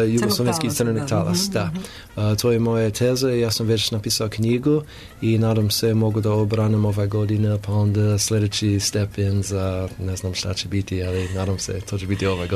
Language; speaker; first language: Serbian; non-native, learner; English